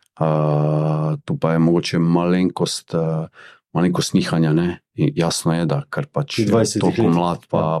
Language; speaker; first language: Slovenian; early bilingual, other home language; Bosnian